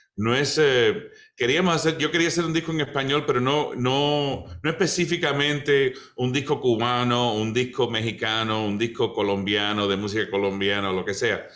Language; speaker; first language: Spanish; early bilingual, other home language; English